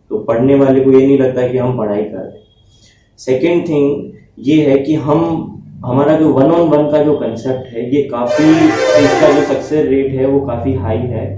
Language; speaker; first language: Hindi; native; Hindi